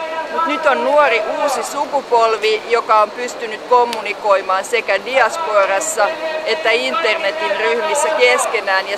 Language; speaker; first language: Finnish; native; Finnish